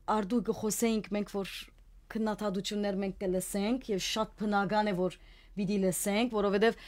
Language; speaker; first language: Armenian; native; Armenian